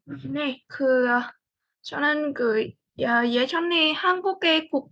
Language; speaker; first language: Korean; non-native, learner; Vietnamese